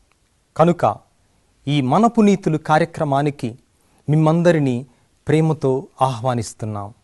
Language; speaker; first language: Telugu; native; Telugu